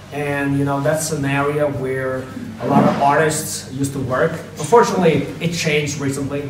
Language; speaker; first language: English; native; English